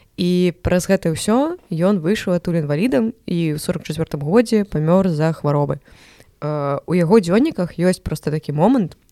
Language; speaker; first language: Belarusian; non-native, local second language; Russian